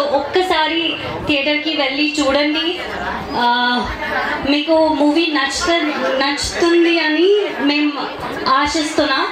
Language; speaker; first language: Telugu; non-native, local second language; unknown